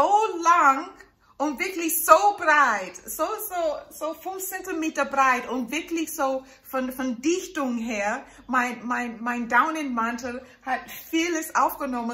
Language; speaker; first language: German; non-native, fluent; English